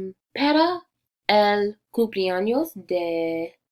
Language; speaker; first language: Spanish; non-native, learner; English